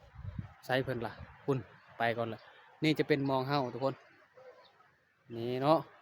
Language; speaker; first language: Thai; non-native, local second language; Northeastern Thai